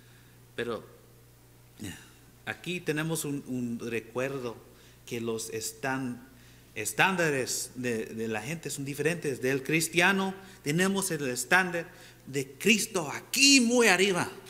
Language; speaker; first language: Spanish; non-native, fluent; English